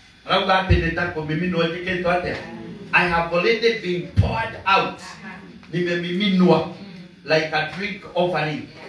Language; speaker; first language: English; non-native, local second language; Kikuyu